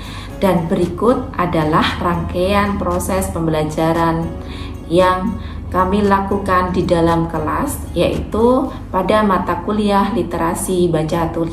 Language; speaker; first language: Indonesian; native; Indonesian